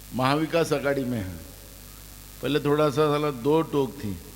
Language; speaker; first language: Hindi; non-native, local second language; Marathi